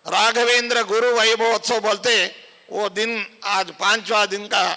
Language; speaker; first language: Hindi; non-native, local second language; Kannada